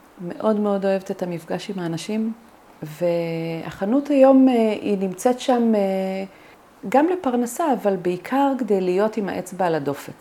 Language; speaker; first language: Hebrew; native; Hebrew